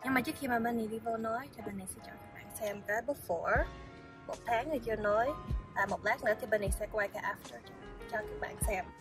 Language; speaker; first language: Vietnamese; early bilingual, heritage; Vietnamese